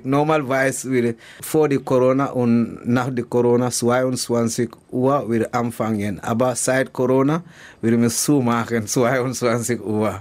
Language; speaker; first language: German; non-native, learner; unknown